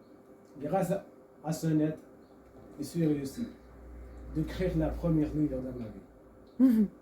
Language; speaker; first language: French; non-native, learner; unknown